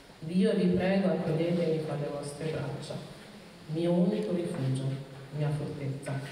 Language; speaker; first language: Italian; early bilingual, other home language; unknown